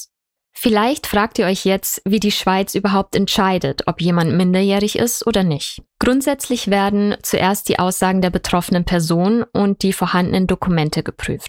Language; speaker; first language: German; native; German